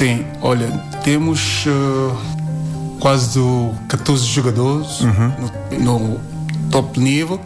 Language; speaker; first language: Portuguese; non-native, learner; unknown